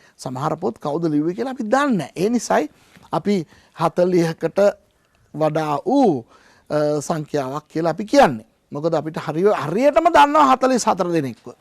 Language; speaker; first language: Sinhala; non-native, local second language; Tamil